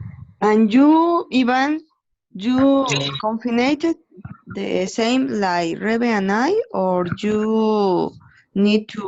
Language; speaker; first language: English; non-native, learner; Spanish